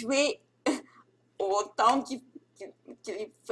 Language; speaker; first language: French; non-native, learner; Russian